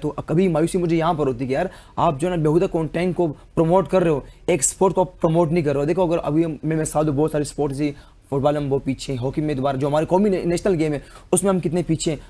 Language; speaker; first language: Urdu; non-native, local second language; Pashto